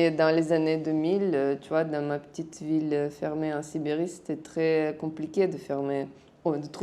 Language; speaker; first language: French; non-native, fluent; Russian